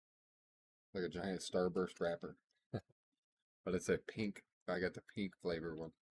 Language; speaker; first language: English; native; English